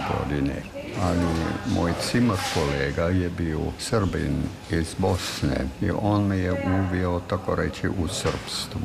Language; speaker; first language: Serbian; non-native, fluent; German